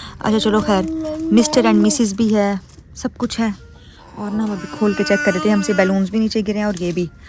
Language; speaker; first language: Urdu; native; Urdu